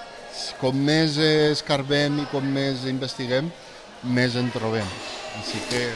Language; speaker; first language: Catalan; native; Catalan